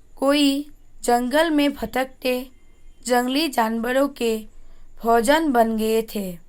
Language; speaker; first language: Hindi; non-native, local second language; Assamese